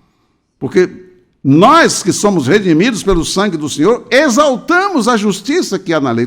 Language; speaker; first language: Portuguese; native; Portuguese